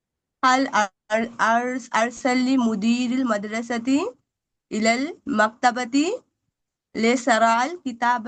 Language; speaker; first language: Arabic; non-native, learner; Urdu